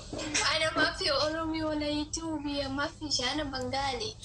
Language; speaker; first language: Arabic; non-native, learner; Bangla